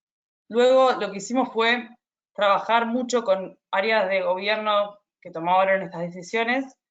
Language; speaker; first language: Spanish; native; Spanish